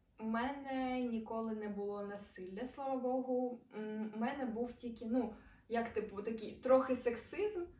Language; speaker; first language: Ukrainian; non-native, local second language; Russian